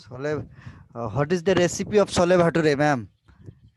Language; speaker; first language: English; non-native, local second language; Bangla